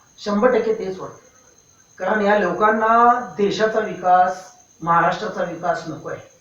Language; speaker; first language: Marathi; non-native, local second language; Urdu